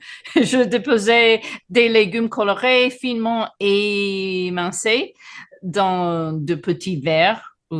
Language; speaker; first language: French; non-native, fluent; English